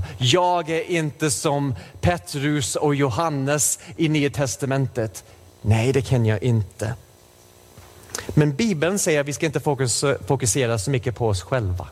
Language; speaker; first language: Swedish; non-native, fluent; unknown